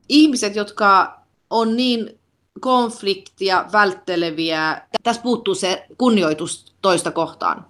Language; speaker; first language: Finnish; early bilingual, heritage; Finnish